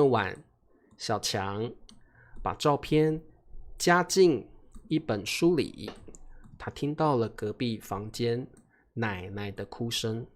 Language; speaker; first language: Chinese; native; Chinese